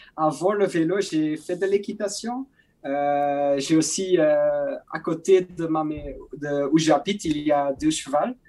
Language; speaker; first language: French; non-native, local second language; Dutch